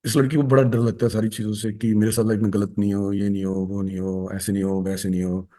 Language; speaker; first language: Hindi; native; Hindi